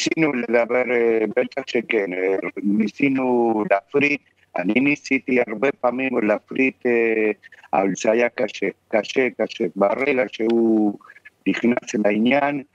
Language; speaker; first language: Hebrew; non-native, fluent; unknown